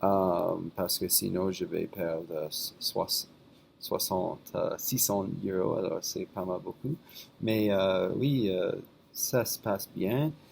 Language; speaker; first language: French; non-native, fluent; English